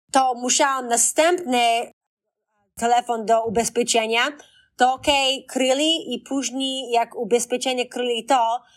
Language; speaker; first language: Polish; early bilingual, heritage; Polish